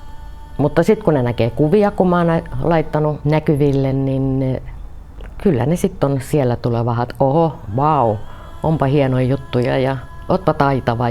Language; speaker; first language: Finnish; native; Finnish